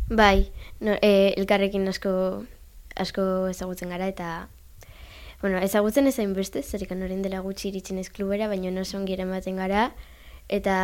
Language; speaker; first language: Basque; non-native, local second language; Spanish